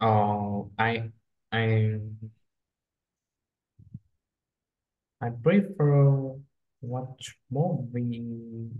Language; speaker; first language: English; non-native, learner; Vietnamese